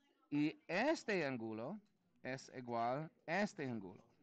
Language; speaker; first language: Spanish; non-native, learner; English